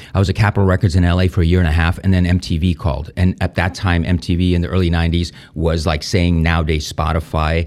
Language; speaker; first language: English; non-native, fluent; Spanish